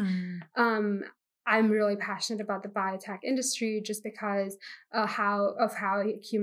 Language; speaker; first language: English; non-native, local second language; Hindi